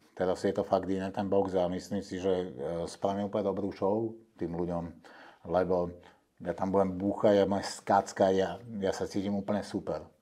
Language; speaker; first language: Slovak; native; Slovak